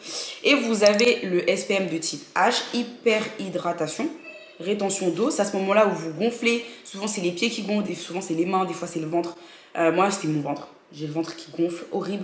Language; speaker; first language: French; native; French